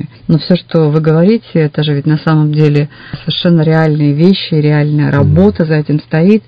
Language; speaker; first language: Russian; native; Russian